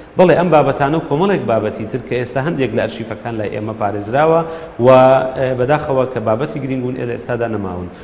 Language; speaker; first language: Central Kurdish; native; Central Kurdish